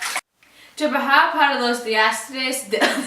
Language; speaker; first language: Spanish; non-native, learner; English